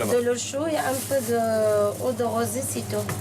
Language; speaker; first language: French; non-native, learner; Arabic